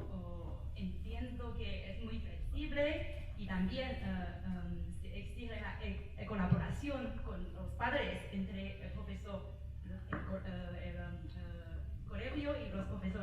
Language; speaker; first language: Spanish; non-native, learner; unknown